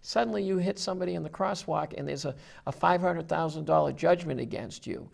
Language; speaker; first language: English; native; English